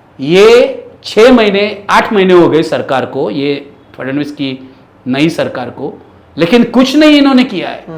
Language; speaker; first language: Hindi; non-native, local second language; Marathi